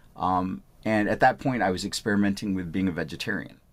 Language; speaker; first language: English; early bilingual, other home language; Punjabi